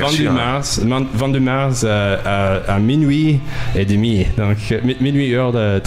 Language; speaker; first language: French; non-native, fluent; English